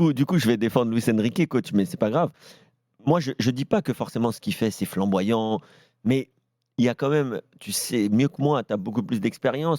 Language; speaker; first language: French; native; French